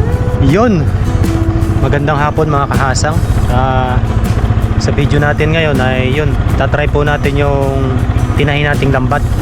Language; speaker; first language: Filipino; native; Filipino